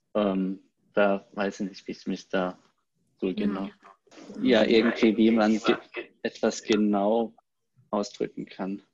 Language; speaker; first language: German; native; German